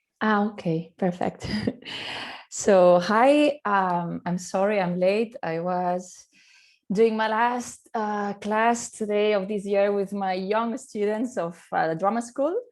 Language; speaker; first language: English; non-native, fluent; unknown